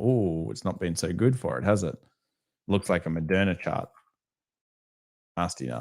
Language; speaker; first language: English; native; English